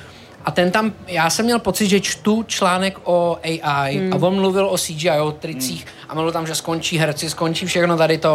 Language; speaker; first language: Czech; native; Czech